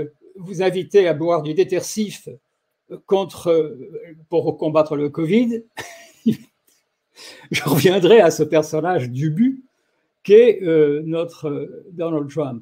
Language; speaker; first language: French; native; French